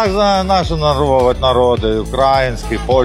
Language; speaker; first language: Polish; non-native, learner; Ukrainian